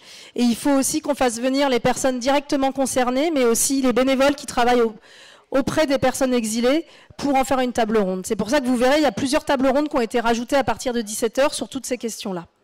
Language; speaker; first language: French; native; French